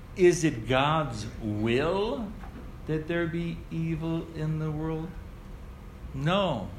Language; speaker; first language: English; early bilingual, other home language; Ukrainian